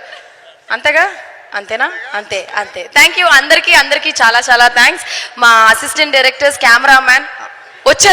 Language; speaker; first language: Telugu; non-native, local second language; Tamil